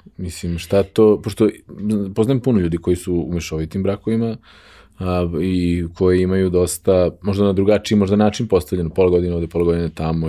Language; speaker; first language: Serbian; native; Serbian